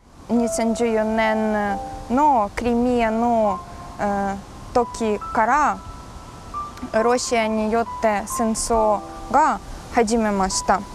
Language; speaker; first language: Japanese; non-native, learner; Ukrainian